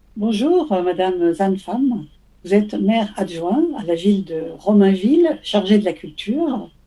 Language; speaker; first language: French; native; French